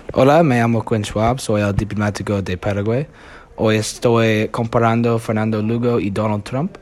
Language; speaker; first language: Spanish; non-native, learner; English